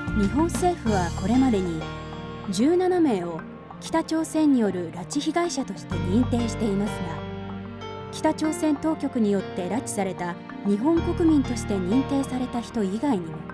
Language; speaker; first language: Japanese; native; Japanese